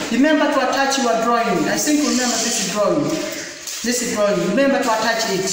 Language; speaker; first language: English; non-native, local second language; Swahili